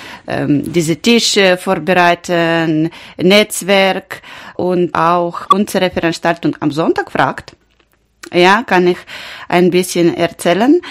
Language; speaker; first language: German; non-native, learner; Ukrainian